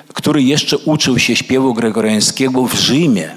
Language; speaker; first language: Polish; early bilingual, other home language; Russian